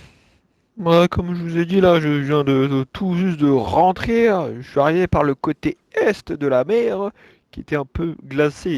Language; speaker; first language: French; native; French